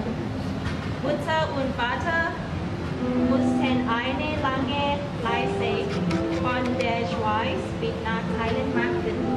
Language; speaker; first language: German; non-native, learner; Thai